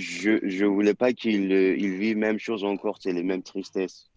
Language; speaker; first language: French; non-native, learner; Turkish